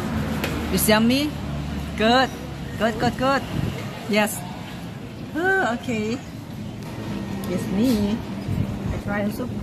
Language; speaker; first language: English; non-native, learner; Thai